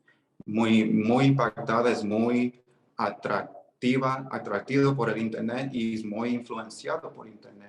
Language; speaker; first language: Spanish; early bilingual, heritage; Spanish